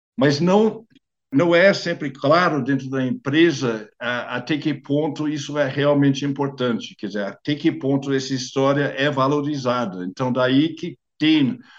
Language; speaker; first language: Portuguese; non-native, fluent; English